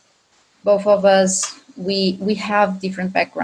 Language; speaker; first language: English; non-native, fluent; Portuguese